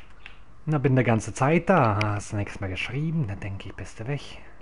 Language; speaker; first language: German; native; German